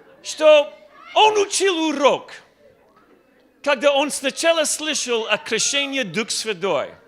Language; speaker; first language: Russian; non-native, learner; English